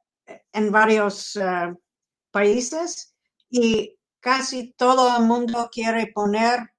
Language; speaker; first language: Spanish; non-native, fluent; English